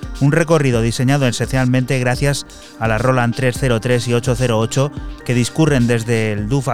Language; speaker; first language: Spanish; native; Spanish